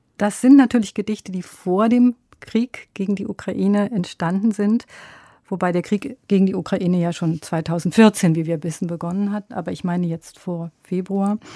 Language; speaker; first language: German; native; German